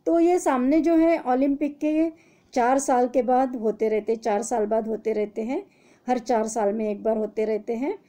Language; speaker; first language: Hindi; non-native, local second language; Marathi